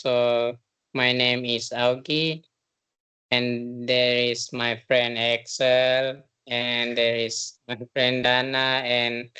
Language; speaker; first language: English; non-native, learner; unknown